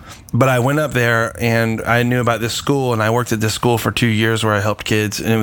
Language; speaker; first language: English; native; English